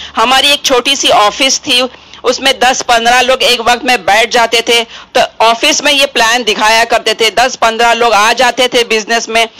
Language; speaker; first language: Hindi; non-native, local second language; Urdu